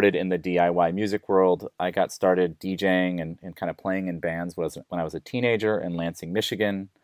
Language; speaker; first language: English; native; English